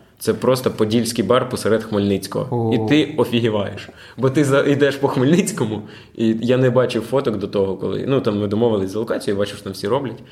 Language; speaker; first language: Ukrainian; non-native, local second language; Russian